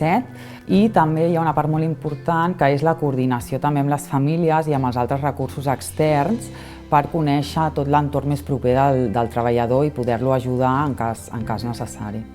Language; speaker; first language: Catalan; native; Catalan